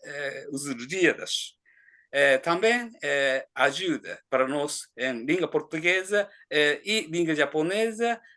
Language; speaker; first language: Portuguese; non-native, fluent; Japanese